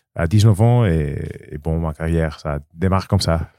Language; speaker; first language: French; non-native, learner; Spanish